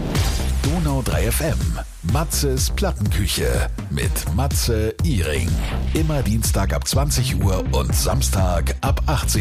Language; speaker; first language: German; native; German